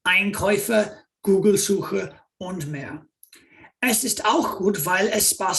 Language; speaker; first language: German; non-native, fluent; English